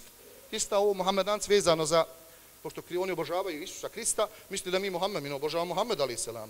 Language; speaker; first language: Serbian; native; Serbian